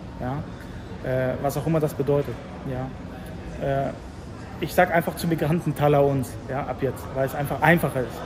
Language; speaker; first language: German; early bilingual, other home language; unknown